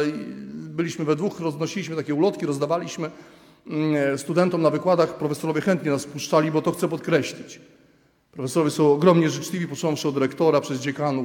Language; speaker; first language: Polish; native; Polish